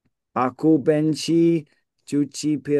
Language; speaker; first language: Indonesian; non-native, learner; English